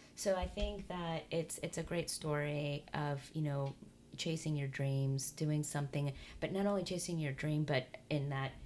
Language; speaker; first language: English; non-native, fluent; Finnish